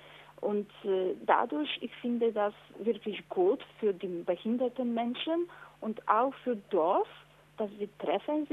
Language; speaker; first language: German; non-native, learner; Polish